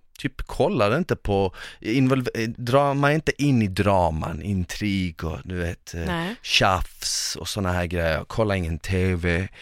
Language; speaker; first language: Swedish; early bilingual, other home language; Bosnian